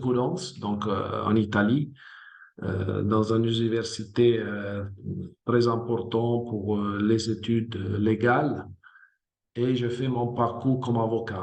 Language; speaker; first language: French; non-native, fluent; Italian